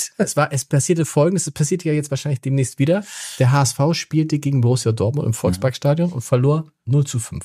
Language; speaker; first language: German; native; German